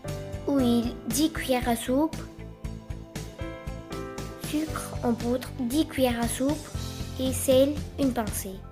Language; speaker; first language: French; non-native, fluent; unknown